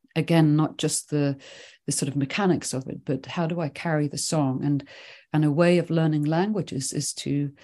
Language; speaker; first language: English; early bilingual, other home language; Swedish